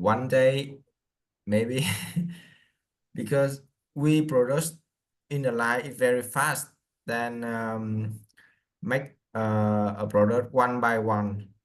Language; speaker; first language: English; non-native, learner; Vietnamese